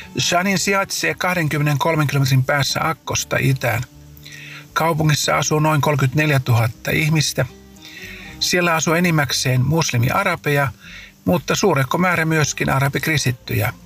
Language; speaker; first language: Finnish; native; Finnish